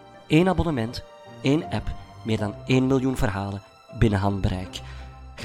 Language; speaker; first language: Dutch; native; Dutch